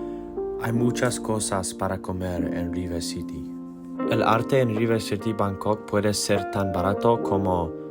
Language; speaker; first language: Spanish; non-native, learner; Thai